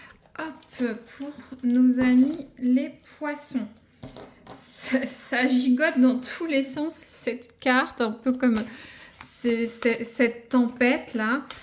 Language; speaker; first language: French; native; French